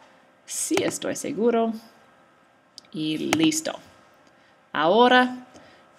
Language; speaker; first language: Spanish; non-native, learner; English